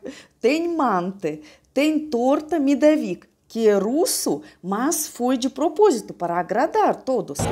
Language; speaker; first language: Portuguese; non-native, fluent; Russian